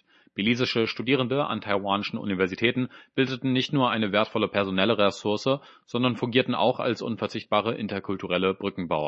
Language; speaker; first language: German; native; German